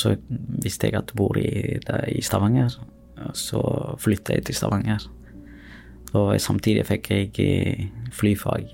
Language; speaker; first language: Norwegian; non-native, fluent; Tamil